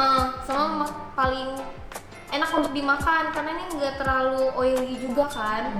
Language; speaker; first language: Indonesian; early bilingual, other home language; Japanese